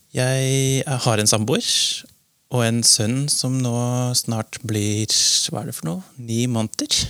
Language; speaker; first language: Norwegian; non-native, fluent; Dutch